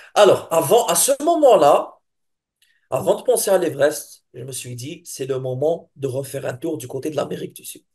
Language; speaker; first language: French; non-native, local second language; Arabic